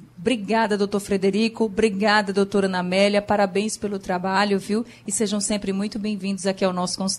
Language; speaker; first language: Portuguese; native; Portuguese